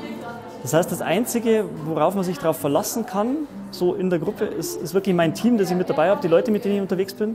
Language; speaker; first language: German; native; German